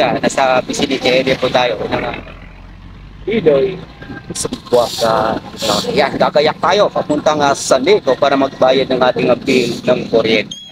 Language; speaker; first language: Filipino; non-native, local second language; Cebuano